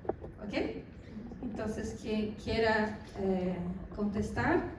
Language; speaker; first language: Spanish; non-native, fluent; Portuguese